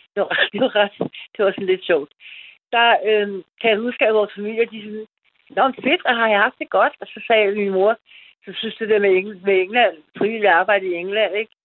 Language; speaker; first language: Danish; native; Danish